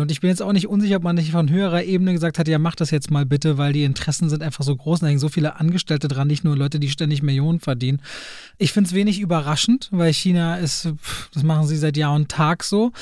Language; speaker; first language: German; native; German